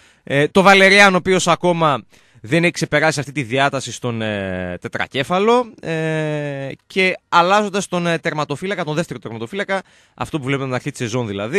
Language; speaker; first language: Greek; native; Greek